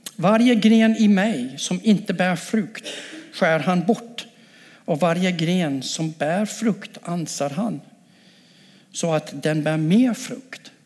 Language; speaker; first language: Swedish; non-native, fluent; English